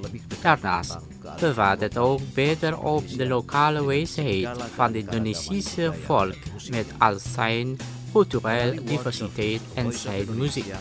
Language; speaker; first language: Dutch; non-native, learner; Indonesian